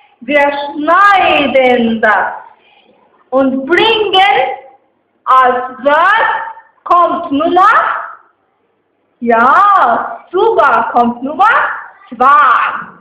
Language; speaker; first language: German; non-native, learner; Arabic